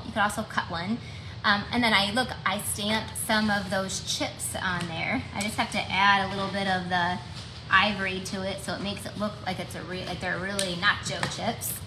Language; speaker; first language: English; native; English